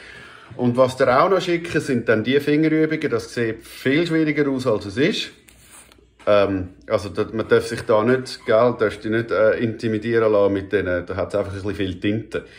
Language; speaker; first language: German; native; German